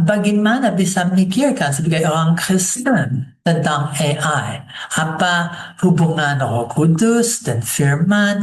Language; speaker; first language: Indonesian; non-native, fluent; English